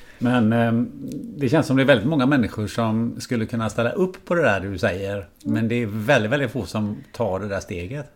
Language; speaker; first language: Swedish; native; Swedish